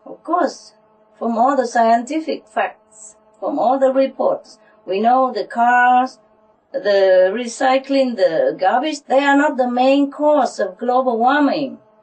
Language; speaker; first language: English; non-native, fluent; Vietnamese